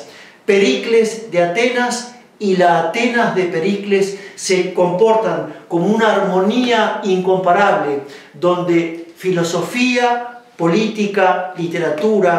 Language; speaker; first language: Spanish; native; Spanish